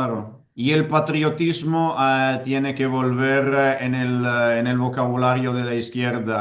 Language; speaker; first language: Spanish; non-native, fluent; Italian